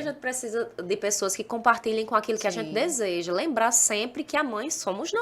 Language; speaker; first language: Portuguese; native; Portuguese